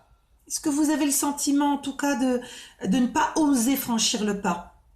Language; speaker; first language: French; native; French